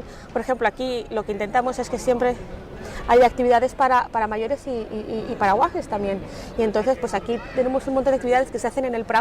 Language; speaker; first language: Spanish; native; Spanish